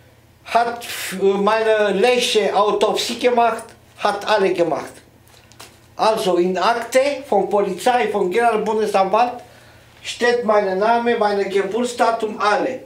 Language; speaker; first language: German; non-native, learner; Romanian